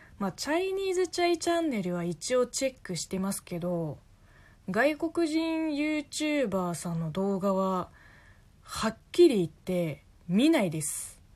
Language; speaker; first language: Japanese; non-native, fluent; Chinese